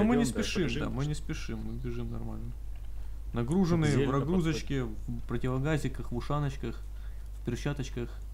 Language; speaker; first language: Russian; native; Russian